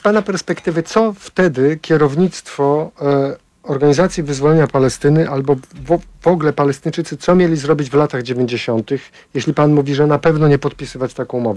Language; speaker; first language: Polish; native; Polish